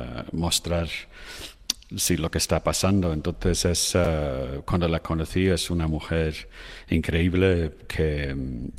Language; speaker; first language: Spanish; non-native, fluent; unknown